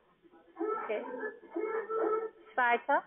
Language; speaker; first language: German; non-native, learner; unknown